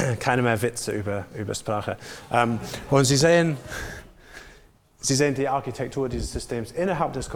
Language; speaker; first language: German; non-native, fluent; English